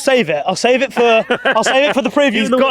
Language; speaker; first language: English; native; English